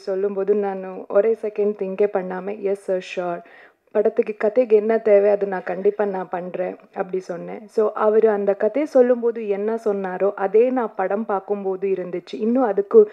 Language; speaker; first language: Tamil; non-native, learner; Kannada